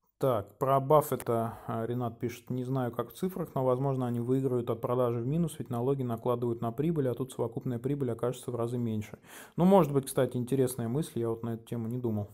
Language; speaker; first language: Russian; native; Russian